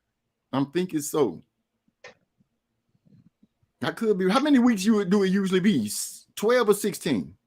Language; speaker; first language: English; native; English